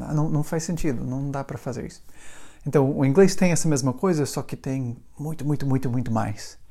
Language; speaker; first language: Portuguese; non-native, fluent; English